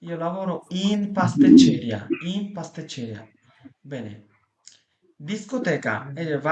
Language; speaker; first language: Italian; non-native, learner; Bangla